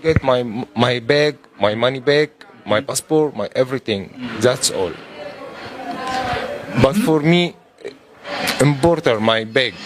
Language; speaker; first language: English; non-native, learner; Arabic